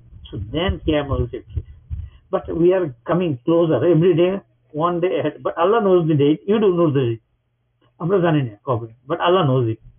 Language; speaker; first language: English; non-native, local second language; Bangla